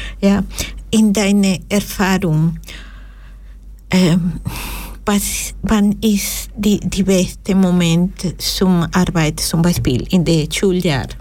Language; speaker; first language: German; non-native, fluent; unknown